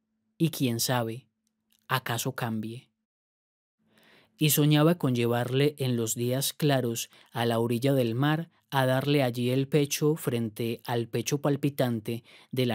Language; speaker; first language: Spanish; native; Spanish